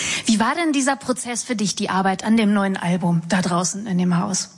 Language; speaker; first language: German; native; German